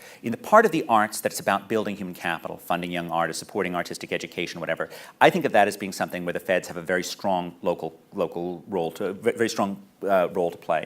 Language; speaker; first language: English; native; English